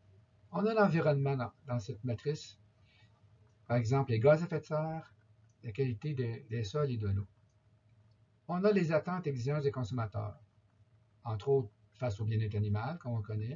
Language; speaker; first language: French; native; French